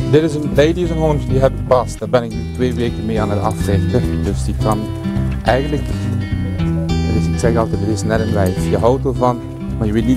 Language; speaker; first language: Dutch; native; Dutch